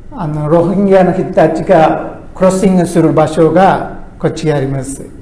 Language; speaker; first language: Japanese; non-native, learner; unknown